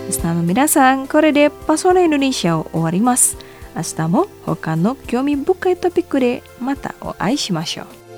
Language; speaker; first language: Japanese; non-native, fluent; Indonesian